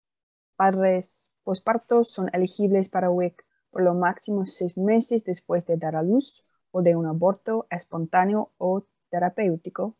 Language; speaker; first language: Spanish; non-native, fluent; English